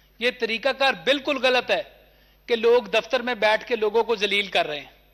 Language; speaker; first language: Urdu; non-native, local second language; Punjabi